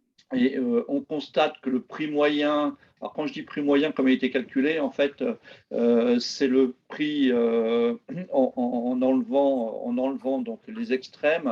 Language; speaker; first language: French; native; French